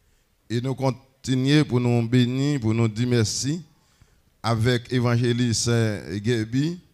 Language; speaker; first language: French; non-native, learner; Haitian Creole